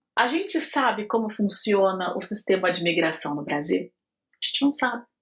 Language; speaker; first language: Portuguese; native; Portuguese